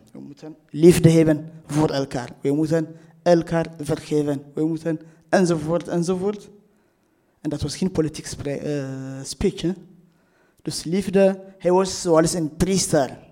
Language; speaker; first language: Dutch; non-native, fluent; Tigrinya